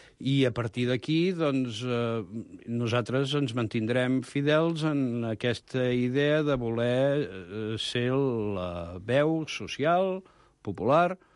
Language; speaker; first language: Catalan; native; Catalan